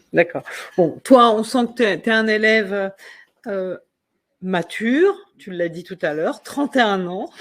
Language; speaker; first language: French; native; French